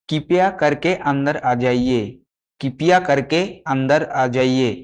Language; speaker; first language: Hindi; non-native, local second language; Bangla